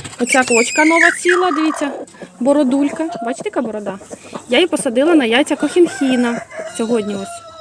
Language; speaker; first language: Ukrainian; non-native, local second language; Russian